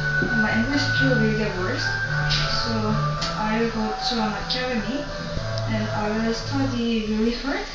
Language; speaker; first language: English; non-native, learner; Korean